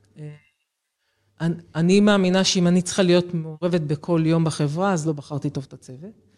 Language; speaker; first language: Hebrew; native; Hebrew